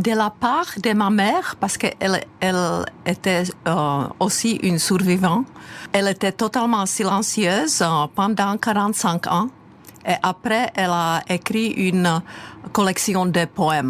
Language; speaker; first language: French; non-native, fluent; Czech